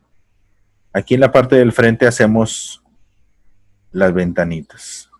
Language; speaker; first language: Spanish; native; Spanish